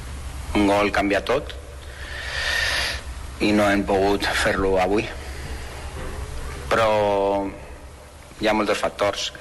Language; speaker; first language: Catalan; non-native, fluent; Spanish